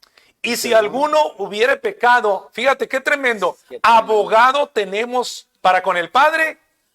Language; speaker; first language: Spanish; native; Spanish